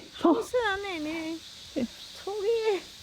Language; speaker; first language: Korean; non-native, learner; French